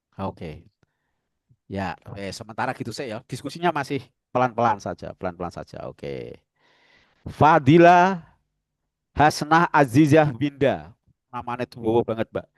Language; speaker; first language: Indonesian; native; Indonesian